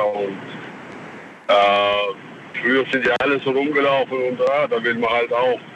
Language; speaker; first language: German; non-native, fluent; Chinese